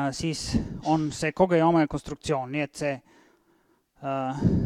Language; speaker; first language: Estonian; non-native, fluent; Bulgarian